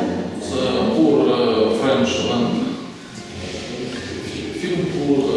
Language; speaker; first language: French; non-native, learner; Russian